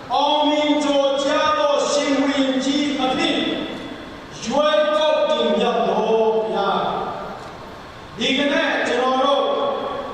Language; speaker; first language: Burmese; non-native, local second language; Hakha Chin